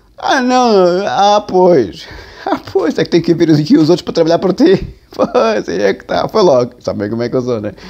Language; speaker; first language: Portuguese; native; Portuguese